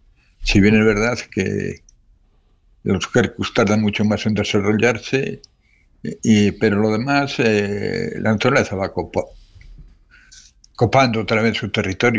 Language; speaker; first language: Spanish; native; Spanish